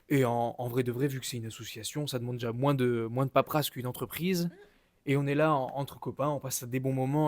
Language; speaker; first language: French; native; French